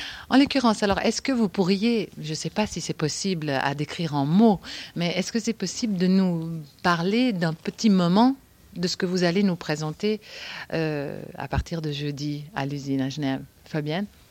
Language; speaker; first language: French; native; French